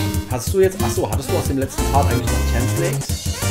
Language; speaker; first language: German; native; German